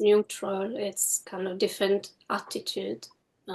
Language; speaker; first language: English; non-native, fluent; Italian